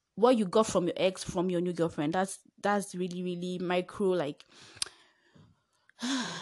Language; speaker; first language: English; non-native, local second language; Igbo